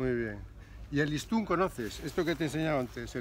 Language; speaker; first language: Spanish; native; Spanish